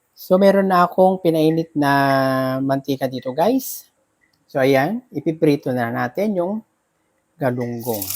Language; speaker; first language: Filipino; non-native, local second language; Iloko